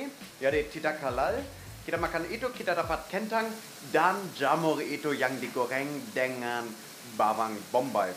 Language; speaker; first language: Indonesian; non-native, fluent; German